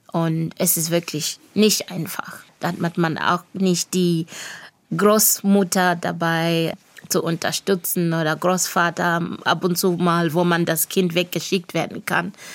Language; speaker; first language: German; non-native, fluent; Shona